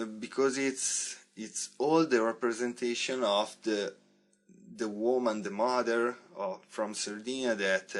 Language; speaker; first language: English; non-native, learner; Italian